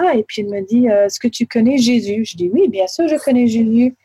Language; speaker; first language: French; early bilingual, heritage; French